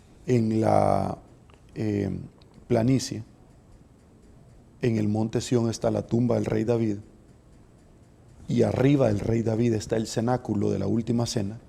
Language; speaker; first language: Spanish; native; Spanish